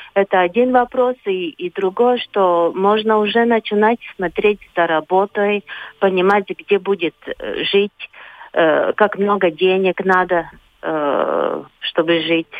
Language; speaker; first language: Russian; non-native, local second language; Latvian